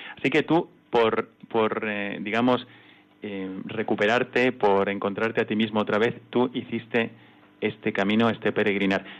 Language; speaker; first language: Spanish; native; Spanish